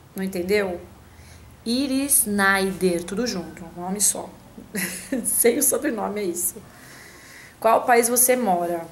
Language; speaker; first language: Portuguese; native; Portuguese